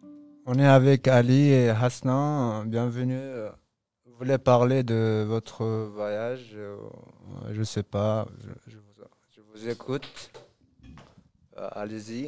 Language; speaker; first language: French; non-native, learner; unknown